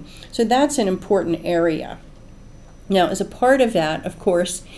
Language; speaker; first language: English; native; English